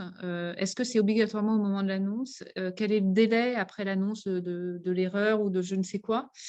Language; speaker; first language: French; native; French